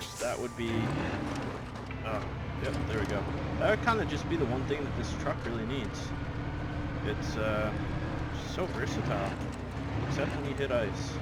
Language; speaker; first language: English; native; English